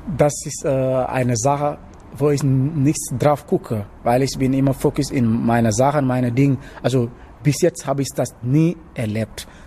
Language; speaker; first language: German; non-native, learner; Wolof